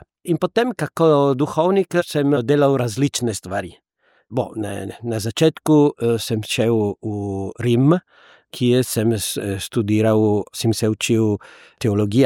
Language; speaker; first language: Slovenian; non-native, learner; Italian